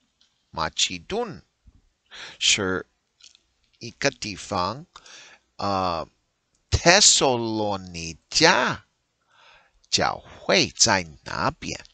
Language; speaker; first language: Chinese; non-native, learner; English